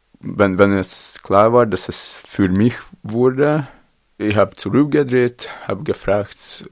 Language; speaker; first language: German; non-native, learner; Latvian